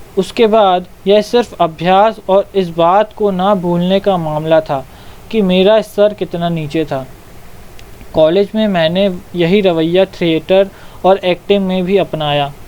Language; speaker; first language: Hindi; native; Hindi